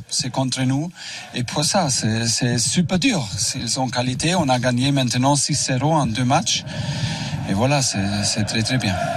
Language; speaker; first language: French; non-native, fluent; German